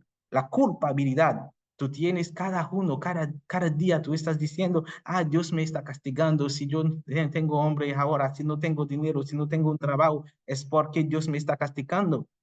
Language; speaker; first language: Spanish; non-native, fluent; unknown